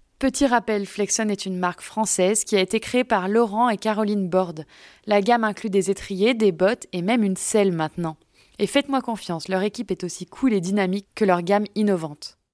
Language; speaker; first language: French; native; French